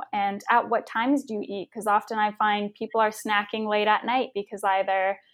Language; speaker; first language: English; native; English